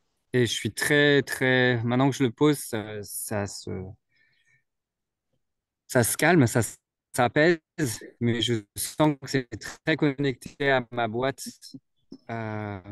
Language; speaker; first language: French; native; French